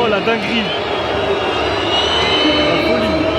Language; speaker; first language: French; native; French